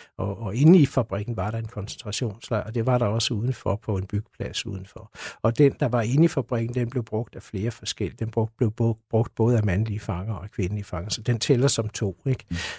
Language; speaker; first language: Danish; native; Danish